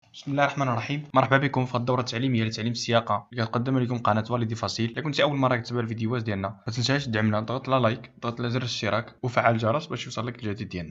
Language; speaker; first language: Arabic; native; Arabic